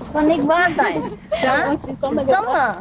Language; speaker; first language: German; non-native, learner; Vietnamese